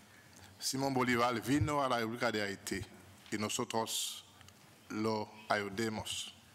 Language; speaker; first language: Spanish; non-native, fluent; Haitian Creole